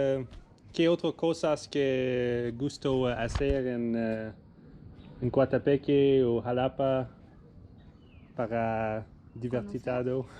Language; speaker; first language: Spanish; non-native, learner; English